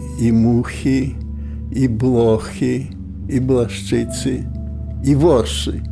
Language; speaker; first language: Polish; non-native, local second language; Belarusian